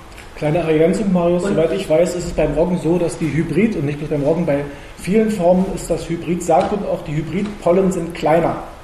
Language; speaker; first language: German; native; German